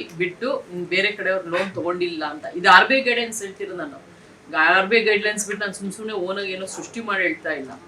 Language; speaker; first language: Kannada; native; Kannada